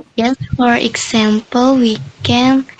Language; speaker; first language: English; non-native, learner; Indonesian